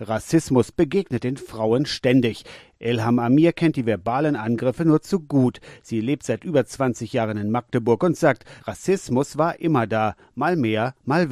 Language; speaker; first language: German; native; German